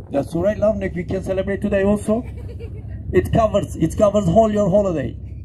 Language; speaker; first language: English; non-native, fluent; Turkish